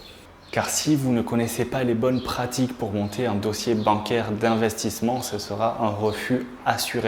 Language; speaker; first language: French; native; French